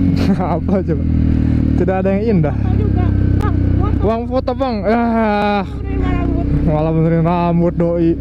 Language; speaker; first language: Indonesian; native; Indonesian